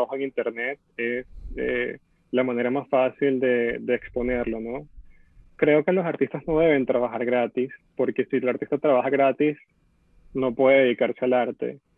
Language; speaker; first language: Spanish; native; Spanish